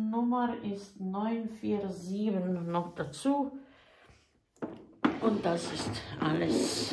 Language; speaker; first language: German; non-native, fluent; Bosnian